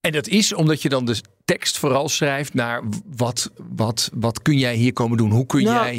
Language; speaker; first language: Dutch; native; Dutch